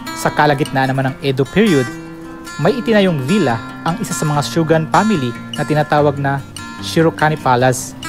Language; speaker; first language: Filipino; non-native, local second language; Bikol